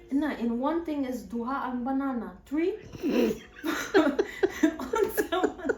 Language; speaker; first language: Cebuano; early bilingual, heritage; Cebuano